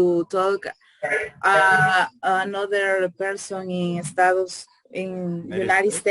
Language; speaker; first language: English; non-native, learner; Spanish